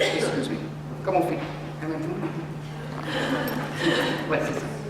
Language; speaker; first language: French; non-native, local second language; Kabyle